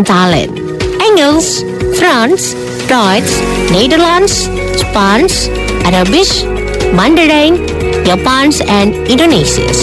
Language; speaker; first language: Dutch; non-native, fluent; Indonesian